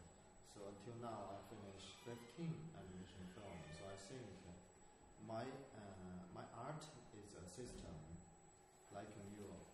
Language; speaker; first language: English; non-native, learner; Chinese